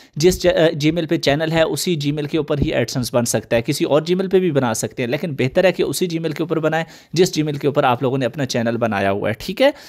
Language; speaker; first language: Urdu; native; Urdu